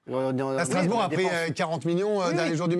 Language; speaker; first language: French; native; French